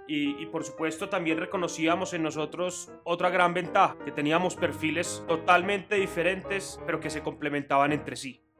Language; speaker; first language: Spanish; native; Spanish